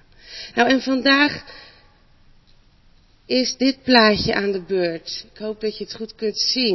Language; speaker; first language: Dutch; native; Dutch